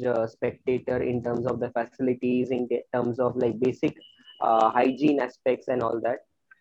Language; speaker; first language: English; non-native, local second language; Marathi